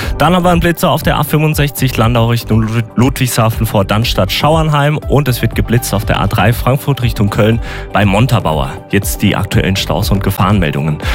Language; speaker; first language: German; native; German